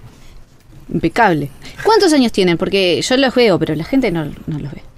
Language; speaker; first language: Spanish; native; Spanish